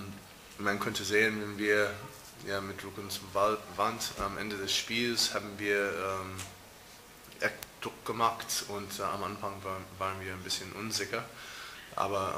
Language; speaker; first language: German; non-native, fluent; English